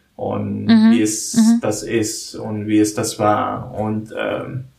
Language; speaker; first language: German; non-native, learner; Korean